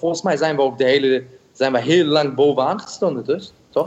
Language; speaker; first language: Dutch; non-native, fluent; German